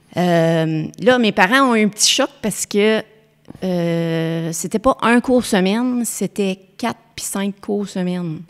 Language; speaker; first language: French; native; French